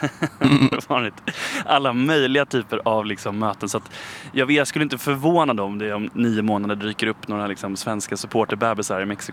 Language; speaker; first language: Swedish; native; Swedish